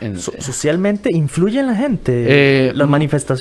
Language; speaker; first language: Spanish; native; Spanish